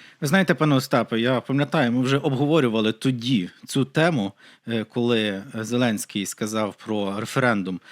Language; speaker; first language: Ukrainian; native; Ukrainian